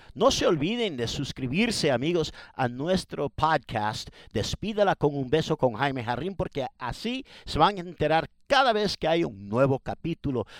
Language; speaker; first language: Spanish; early bilingual, heritage; Spanish